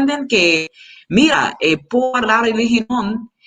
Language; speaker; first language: Spanish; non-native, learner; English